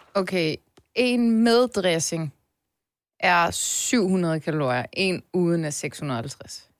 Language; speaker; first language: Danish; early bilingual, other home language; Turkish